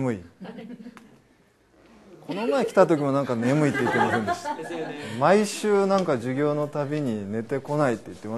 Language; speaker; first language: Japanese; native; Japanese